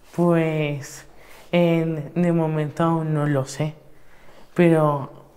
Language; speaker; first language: Spanish; native; Spanish